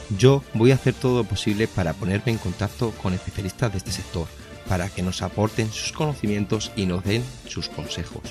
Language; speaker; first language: Spanish; native; Spanish